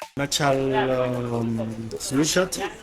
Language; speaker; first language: Russian; non-native, learner; Spanish